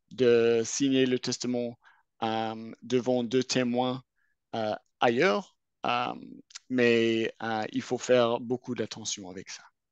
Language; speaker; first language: French; non-native, fluent; English